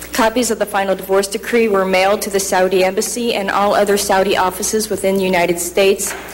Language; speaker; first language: English; native; English